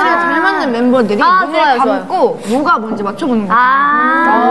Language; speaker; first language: Korean; native; Korean